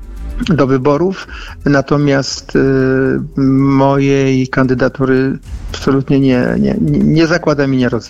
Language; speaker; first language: Polish; native; Polish